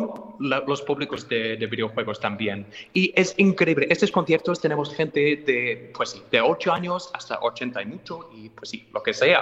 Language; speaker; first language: Spanish; non-native, fluent; English